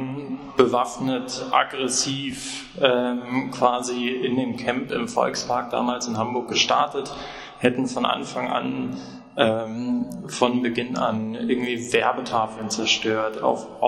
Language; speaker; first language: German; native; German